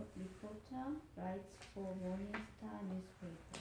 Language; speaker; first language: English; non-native, learner; Korean